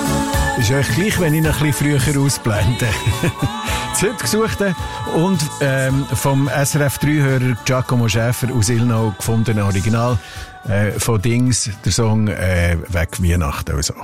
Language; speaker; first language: German; native; German